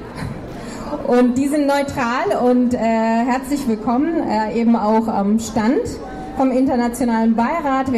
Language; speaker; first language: German; non-native, fluent; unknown